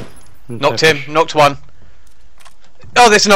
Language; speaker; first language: English; native; English